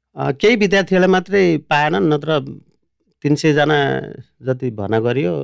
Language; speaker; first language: Nepali; native; Nepali